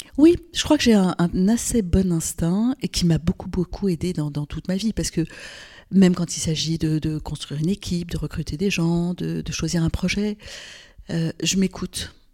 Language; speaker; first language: French; non-native, local second language; Arabic